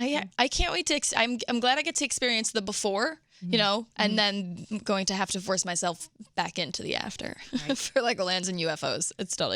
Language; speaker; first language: English; native; English